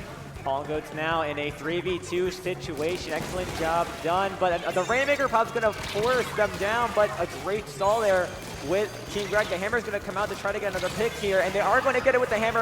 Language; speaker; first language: English; native; English